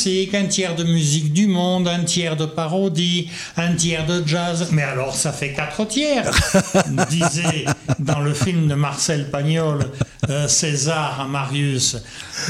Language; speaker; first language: French; native; French